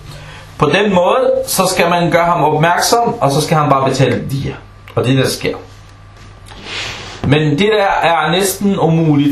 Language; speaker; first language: Danish; early bilingual, other home language; Arabic